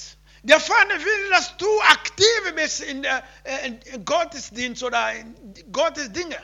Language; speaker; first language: German; non-native, learner; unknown